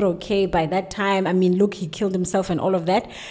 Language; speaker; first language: English; non-native, local second language; Xhosa